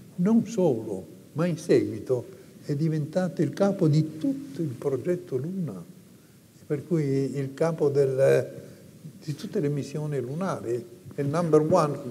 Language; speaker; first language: Italian; native; Italian